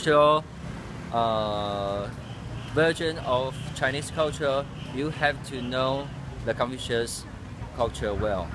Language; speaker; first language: English; non-native, fluent; Chinese